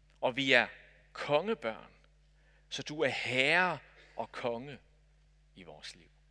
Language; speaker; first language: Danish; native; Danish